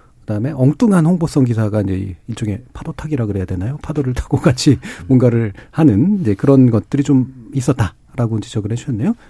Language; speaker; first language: Korean; native; Korean